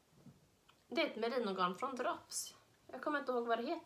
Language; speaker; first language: Swedish; native; Swedish